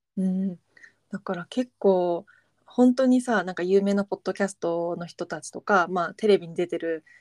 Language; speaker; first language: Japanese; native; Japanese